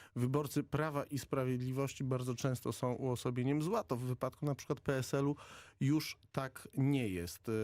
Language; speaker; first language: Polish; native; Polish